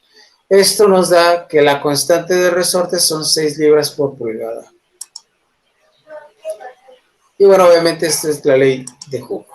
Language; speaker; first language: Spanish; native; Spanish